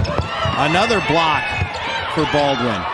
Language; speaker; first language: English; native; English